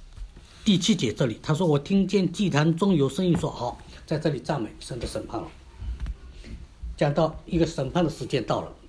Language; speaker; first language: Chinese; native; Chinese